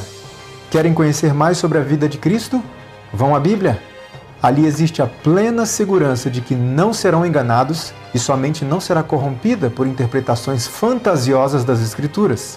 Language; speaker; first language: Portuguese; native; Portuguese